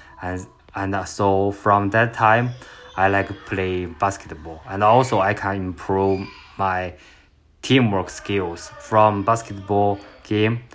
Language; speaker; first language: English; non-native, learner; Chinese